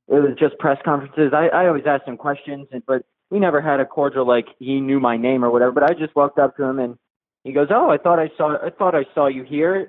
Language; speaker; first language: English; native; English